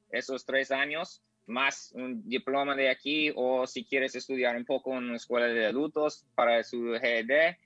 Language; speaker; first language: Spanish; non-native, learner; English